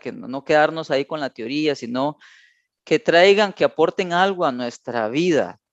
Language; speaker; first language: Spanish; native; Spanish